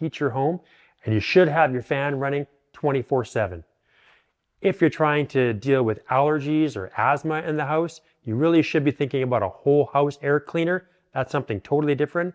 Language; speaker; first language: English; native; English